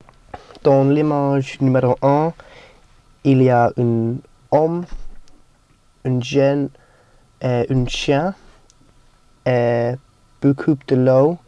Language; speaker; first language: French; non-native, learner; English